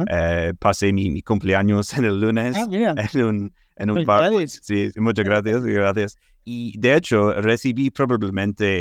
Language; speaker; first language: Spanish; non-native, fluent; English